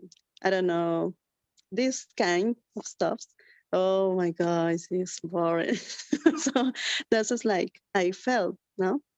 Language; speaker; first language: English; non-native, learner; Spanish